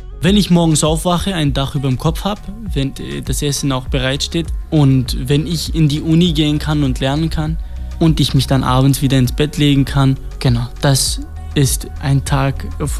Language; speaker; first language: German; non-native, fluent; Kurdish